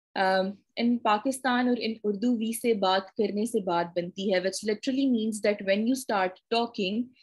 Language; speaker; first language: English; non-native, local second language; Urdu